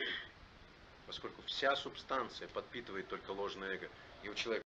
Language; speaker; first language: Russian; native; Russian